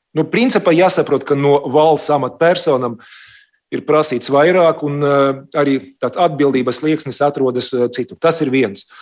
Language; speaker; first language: Latvian; non-native, local second language; Russian